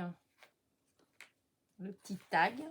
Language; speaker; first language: French; native; French